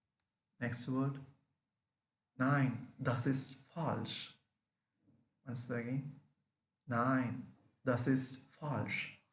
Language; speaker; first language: German; non-native, learner; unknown